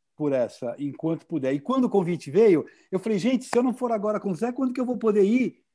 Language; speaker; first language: Portuguese; native; Portuguese